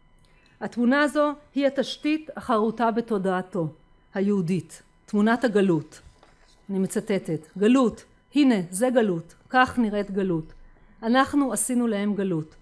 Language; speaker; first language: Hebrew; native; Hebrew